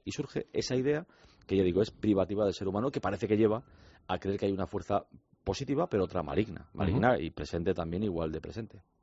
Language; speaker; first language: Spanish; native; Spanish